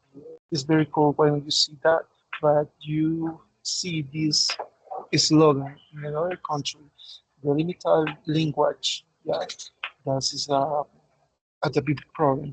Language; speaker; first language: English; non-native, learner; Spanish